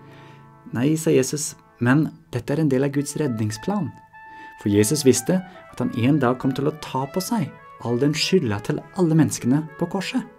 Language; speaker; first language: Norwegian; native; Norwegian